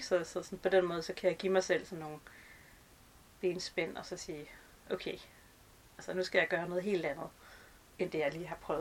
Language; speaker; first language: Danish; native; Danish